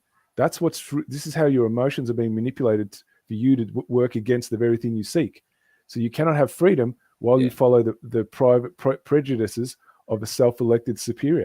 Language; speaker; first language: English; native; English